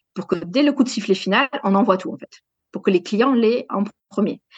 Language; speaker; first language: French; native; French